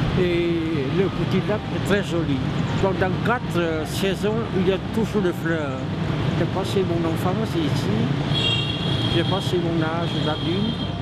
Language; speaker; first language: French; non-native, local second language; Vietnamese